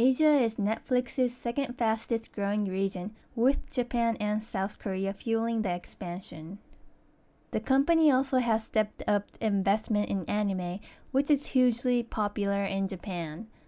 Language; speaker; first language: English; early bilingual, other home language; Japanese